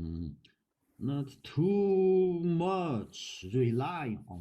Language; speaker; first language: English; non-native, learner; Chinese